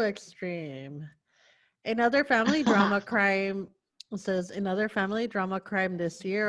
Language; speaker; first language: English; early bilingual, other home language; Spanish